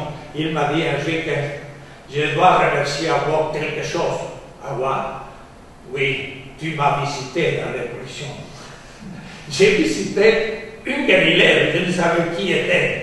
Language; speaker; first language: French; non-native, fluent; Spanish